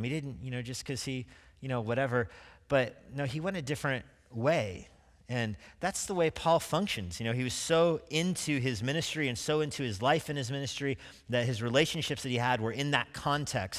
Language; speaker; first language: English; native; English